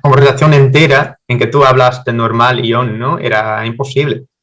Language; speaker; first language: Spanish; non-native, fluent; Dutch